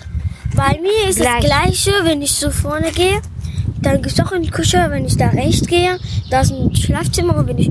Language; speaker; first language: German; early bilingual, other home language; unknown